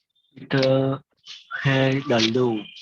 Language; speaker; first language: English; non-native, learner; Vietnamese